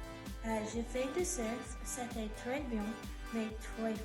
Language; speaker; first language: French; non-native, learner; English